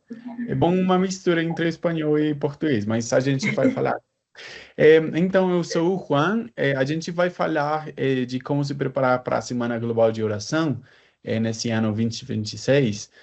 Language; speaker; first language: Portuguese; non-native, fluent; Spanish